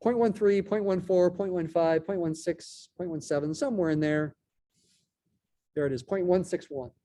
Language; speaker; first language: English; native; English